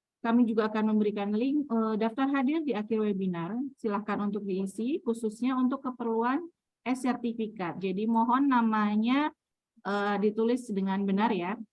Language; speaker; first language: Indonesian; native; Indonesian